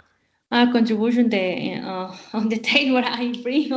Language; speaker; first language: English; non-native, learner; Spanish